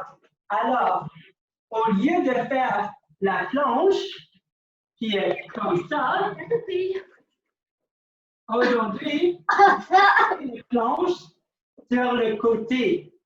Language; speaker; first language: French; non-native, local second language; English